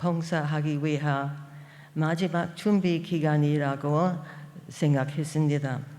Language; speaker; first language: Korean; non-native, fluent; English